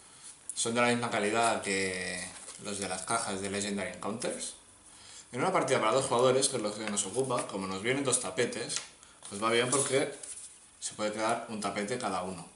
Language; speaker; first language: Spanish; native; Spanish